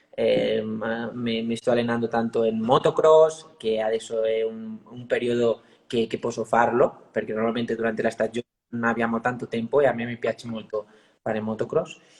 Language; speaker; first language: Italian; non-native, fluent; Spanish